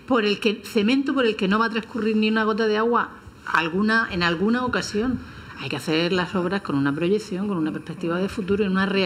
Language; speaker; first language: Spanish; native; Spanish